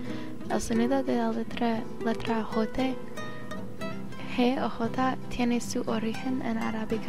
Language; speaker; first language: Spanish; non-native, learner; English